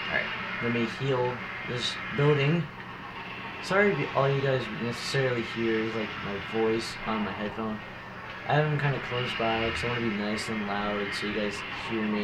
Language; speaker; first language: English; native; English